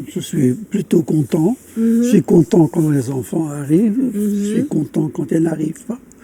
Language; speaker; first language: French; non-native, local second language; Dutch